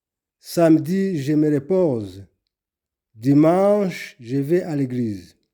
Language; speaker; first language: French; non-native, local second language; Kinyarwanda